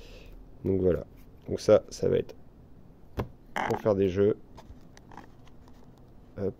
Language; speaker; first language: French; native; French